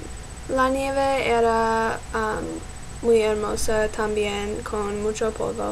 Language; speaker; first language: Spanish; non-native, learner; English